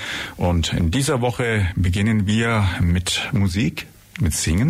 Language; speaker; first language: German; native; German